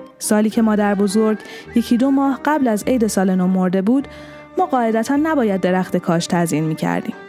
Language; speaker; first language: Persian; non-native, local second language; Armenian